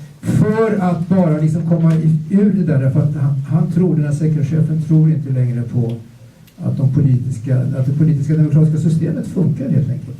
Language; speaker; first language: Swedish; native; Swedish